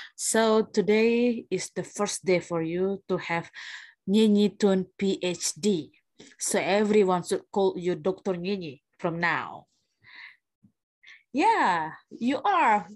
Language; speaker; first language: English; non-native, fluent; Indonesian